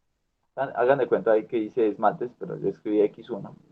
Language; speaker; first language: Spanish; native; Spanish